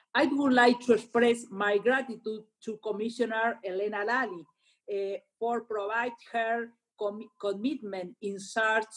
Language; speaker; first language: English; non-native, learner; Spanish